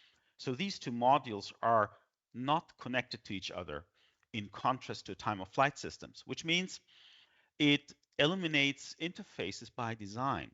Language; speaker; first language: English; non-native, fluent; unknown